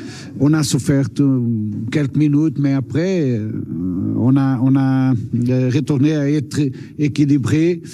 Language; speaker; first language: French; non-native, learner; Portuguese